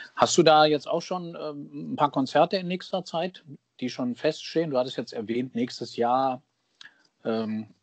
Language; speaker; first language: German; native; German